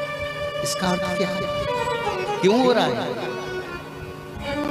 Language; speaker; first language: Hindi; non-native, local second language; Odia